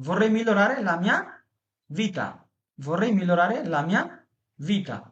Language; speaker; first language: Italian; non-native, fluent; Bangla